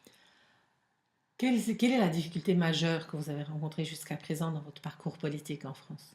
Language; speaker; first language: French; non-native, local second language; Arabic